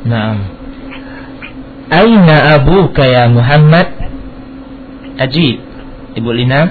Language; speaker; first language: Arabic; non-native, fluent; Indonesian